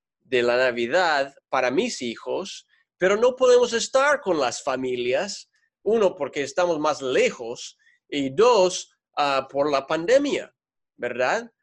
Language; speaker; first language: Spanish; non-native, fluent; English